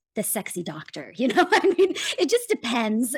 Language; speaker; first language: English; native; English